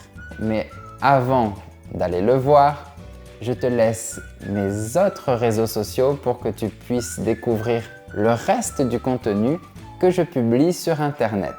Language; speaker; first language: French; native; French